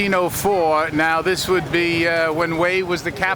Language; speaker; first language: English; native; English